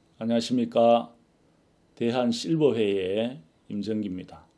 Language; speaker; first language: Korean; native; Korean